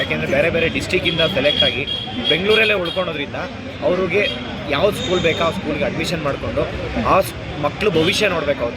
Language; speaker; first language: Kannada; native; Kannada